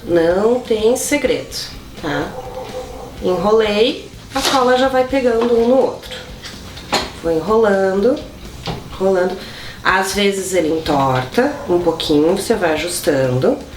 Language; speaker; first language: Portuguese; native; Portuguese